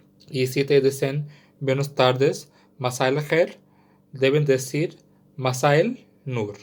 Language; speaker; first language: Spanish; non-native, learner; Sindhi